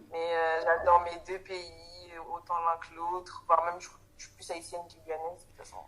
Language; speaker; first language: French; non-native, local second language; Haitian Creole